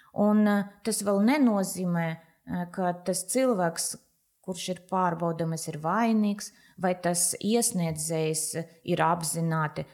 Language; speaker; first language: Latvian; non-native, local second language; Russian